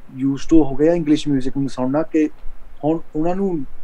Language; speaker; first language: Punjabi; early bilingual, heritage; Punjabi